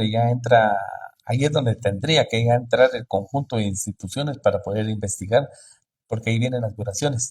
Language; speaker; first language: Spanish; native; Spanish